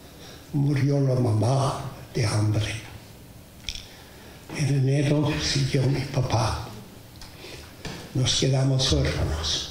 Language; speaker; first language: Spanish; non-native, fluent; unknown